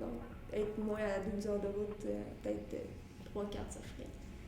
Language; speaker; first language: French; native; French